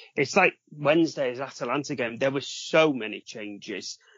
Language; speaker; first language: English; native; English